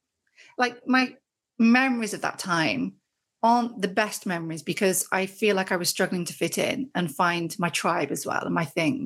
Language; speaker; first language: English; native; English